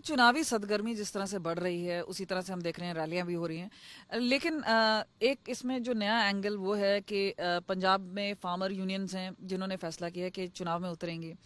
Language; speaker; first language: Hindi; native; Hindi